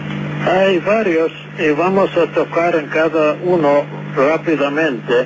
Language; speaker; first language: Spanish; non-native, fluent; English